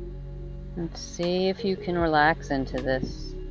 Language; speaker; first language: English; native; English